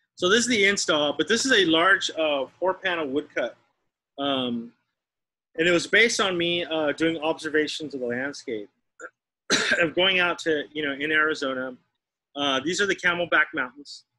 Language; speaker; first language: English; native; English